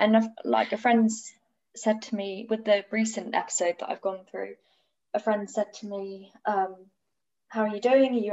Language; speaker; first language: English; native; English